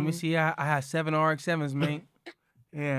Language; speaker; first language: English; native; English